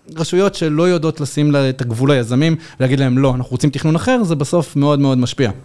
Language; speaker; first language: Hebrew; native; Hebrew